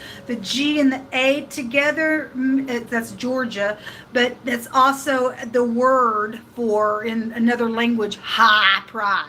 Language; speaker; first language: English; native; English